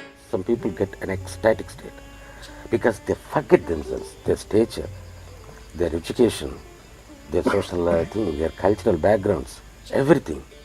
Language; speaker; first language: English; non-native, local second language; Telugu